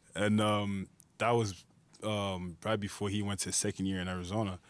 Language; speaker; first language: English; native; English